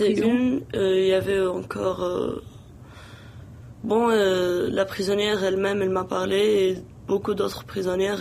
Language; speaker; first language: French; non-native, local second language; Arabic